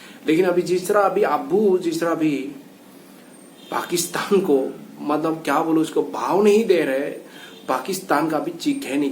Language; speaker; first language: Hindi; non-native, local second language; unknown